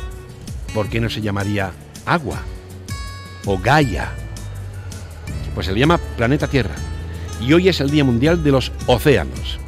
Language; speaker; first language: Spanish; native; Spanish